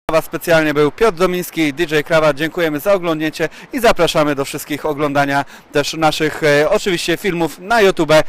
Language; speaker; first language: Polish; native; Polish